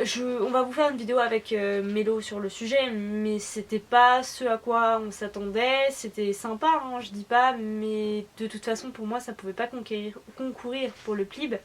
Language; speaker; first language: French; native; French